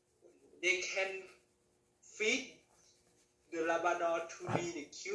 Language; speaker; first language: English; non-native, learner; Thai